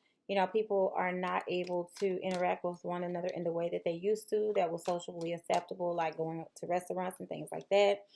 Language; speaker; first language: English; native; English